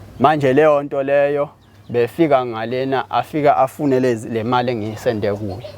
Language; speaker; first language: Zulu; native; Zulu